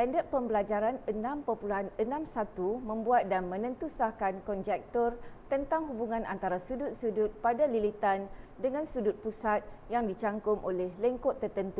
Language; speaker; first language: Malay; native; Malay